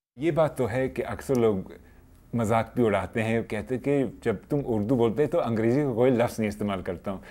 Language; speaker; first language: Urdu; non-native, fluent; English